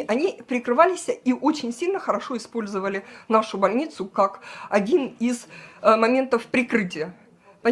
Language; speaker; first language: Russian; native; Russian